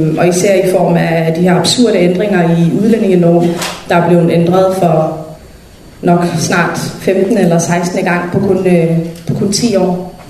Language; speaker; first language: Danish; early bilingual, other home language; Somali